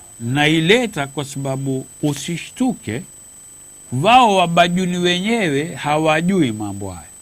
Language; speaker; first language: Swahili; native; Swahili